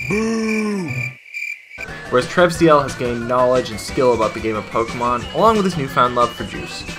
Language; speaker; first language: English; native; English